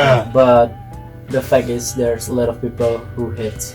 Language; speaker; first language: English; non-native, learner; Indonesian